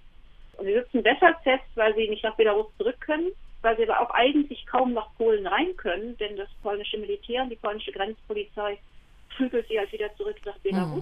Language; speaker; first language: German; native; German